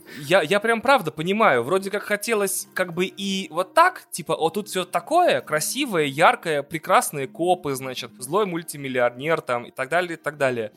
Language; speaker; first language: Russian; native; Russian